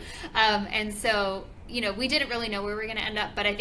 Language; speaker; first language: English; native; English